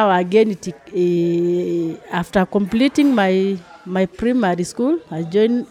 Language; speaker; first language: English; non-native, local second language; Masai